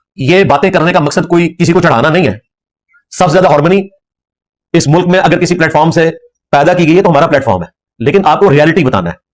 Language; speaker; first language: Urdu; non-native, local second language; Punjabi